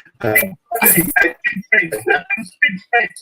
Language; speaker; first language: English; non-native, learner; French